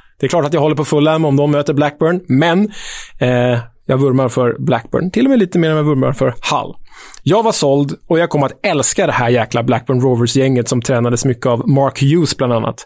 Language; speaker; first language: Swedish; native; Swedish